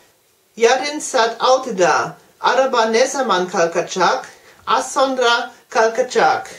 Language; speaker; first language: Turkish; non-native, learner; German